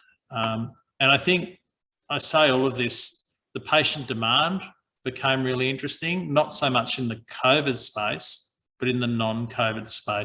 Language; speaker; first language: English; native; English